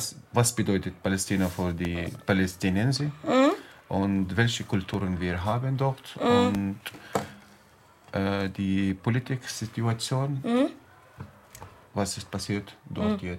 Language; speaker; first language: German; non-native, learner; Arabic